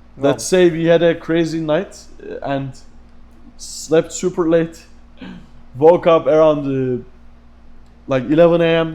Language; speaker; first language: English; non-native, fluent; Turkish